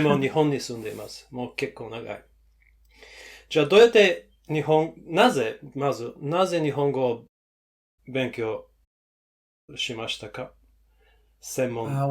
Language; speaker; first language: Japanese; non-native, fluent; Bulgarian